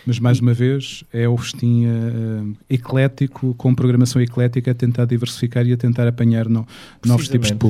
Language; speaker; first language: Portuguese; native; Portuguese